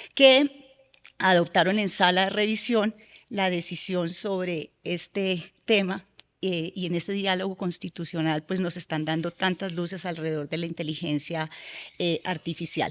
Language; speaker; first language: Spanish; native; Spanish